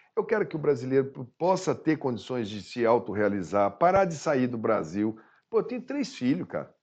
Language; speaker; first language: Portuguese; native; Portuguese